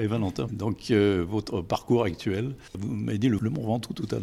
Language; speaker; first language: French; native; French